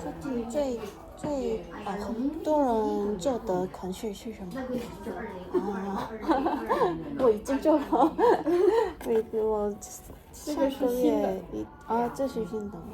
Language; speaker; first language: Chinese; non-native, learner; Korean